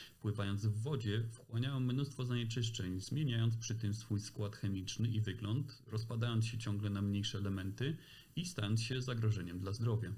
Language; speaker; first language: Polish; native; Polish